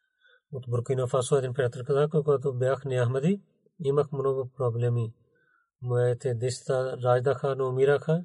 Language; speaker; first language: Bulgarian; non-native, fluent; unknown